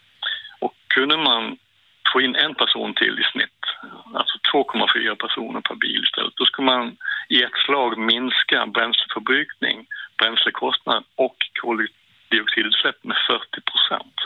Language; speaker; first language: Swedish; native; Swedish